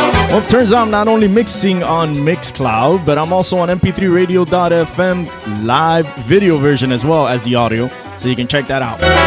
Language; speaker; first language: English; native; English